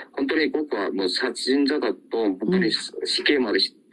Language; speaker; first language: Japanese; non-native, learner; Korean